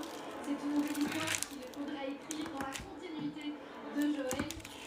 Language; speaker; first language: French; native; French